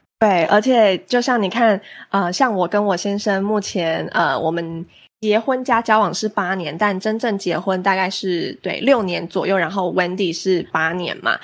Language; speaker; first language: Chinese; native; Chinese